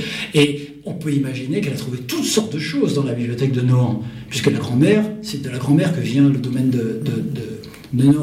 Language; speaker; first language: French; native; French